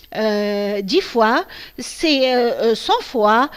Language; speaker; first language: French; non-native, local second language; Arabic